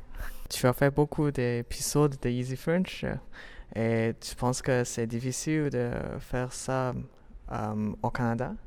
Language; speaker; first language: French; non-native, learner; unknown